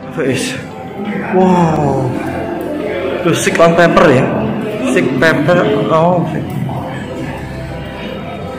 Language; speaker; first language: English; non-native, learner; Javanese